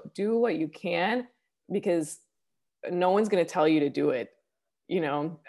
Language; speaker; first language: English; native; English